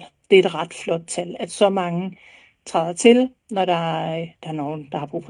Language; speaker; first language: Danish; native; Danish